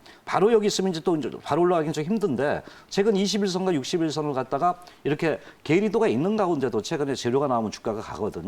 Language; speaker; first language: Korean; native; Korean